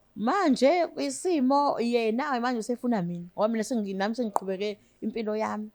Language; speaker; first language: Zulu; native; Zulu